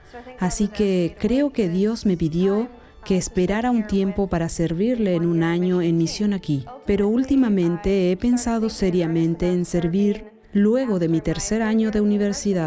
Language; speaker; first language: Spanish; non-native, fluent; English